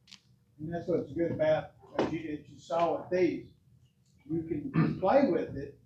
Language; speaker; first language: English; native; English